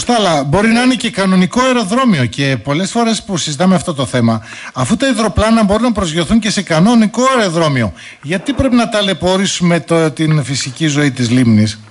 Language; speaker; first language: Greek; native; Greek